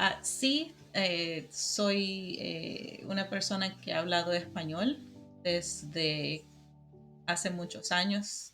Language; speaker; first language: Spanish; early bilingual, other home language; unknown